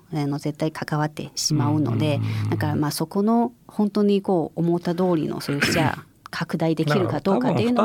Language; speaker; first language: Japanese; non-native, fluent; Chinese